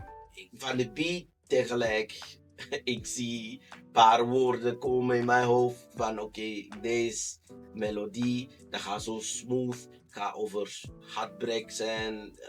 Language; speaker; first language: Dutch; non-native, fluent; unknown